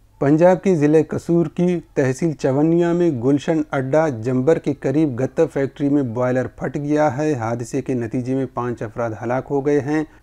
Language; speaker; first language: Urdu; non-native, local second language; Baluchi